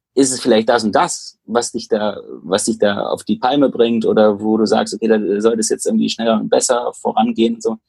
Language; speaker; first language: German; native; German